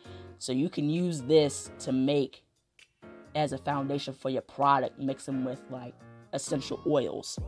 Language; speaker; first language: English; native; English